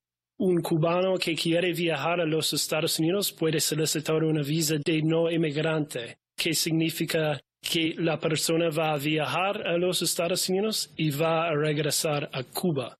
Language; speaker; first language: Spanish; non-native, fluent; English